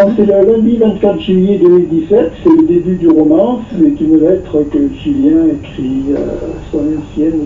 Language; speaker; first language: French; native; French